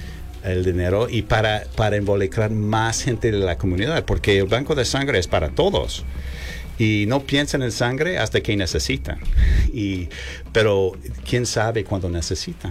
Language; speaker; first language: Spanish; non-native, fluent; English